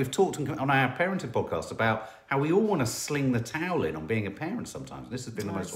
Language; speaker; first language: English; native; English